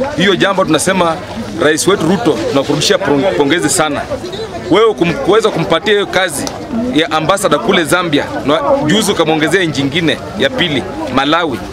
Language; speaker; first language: Swahili; non-native, local second language; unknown